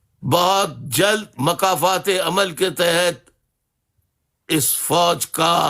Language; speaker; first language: Urdu; native; Urdu